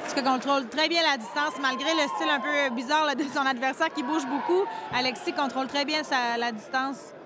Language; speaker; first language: French; native; French